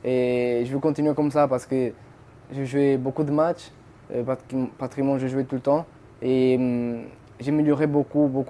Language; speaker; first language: French; non-native, fluent; Portuguese